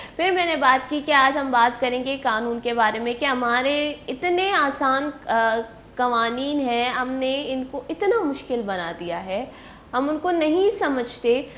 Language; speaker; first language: Urdu; non-native, local second language; Baluchi